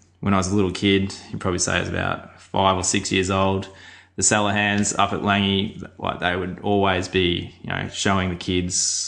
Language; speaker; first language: English; native; English